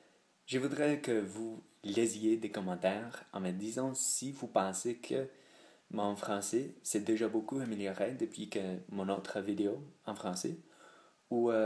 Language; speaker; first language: French; non-native, learner; English